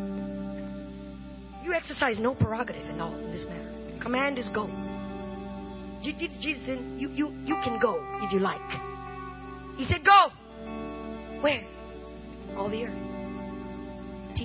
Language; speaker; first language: English; non-native, local second language; Tamil